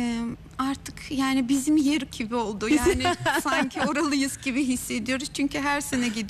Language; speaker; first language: Turkish; non-native, fluent; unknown